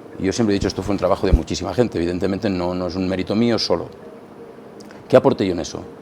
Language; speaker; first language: Spanish; non-native, local second language; Catalan